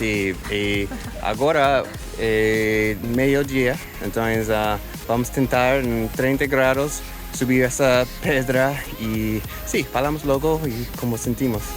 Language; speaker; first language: Portuguese; non-native, fluent; English